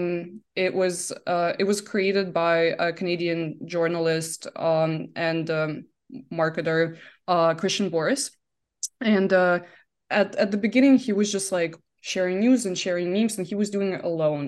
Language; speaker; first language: English; non-native, fluent; Russian